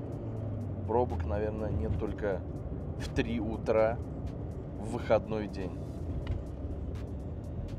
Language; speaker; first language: Russian; native; Russian